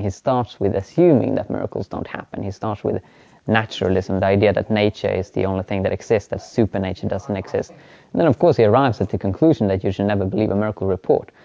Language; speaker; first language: English; non-native, fluent; Swedish